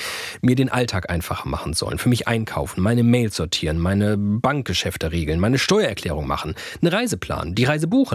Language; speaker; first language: German; native; German